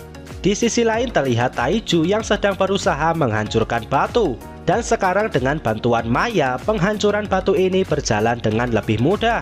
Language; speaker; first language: Indonesian; native; Indonesian